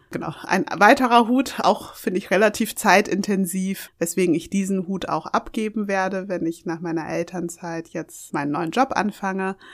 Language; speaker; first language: German; early bilingual, other home language; Yoruba